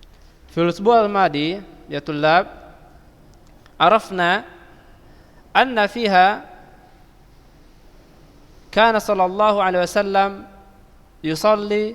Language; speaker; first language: Arabic; non-native, fluent; Indonesian